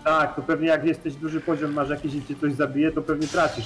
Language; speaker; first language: Polish; native; Polish